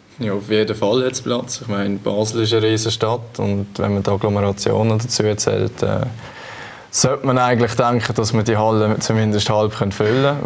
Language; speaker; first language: German; native; German